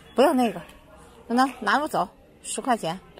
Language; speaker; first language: Chinese; native; Chinese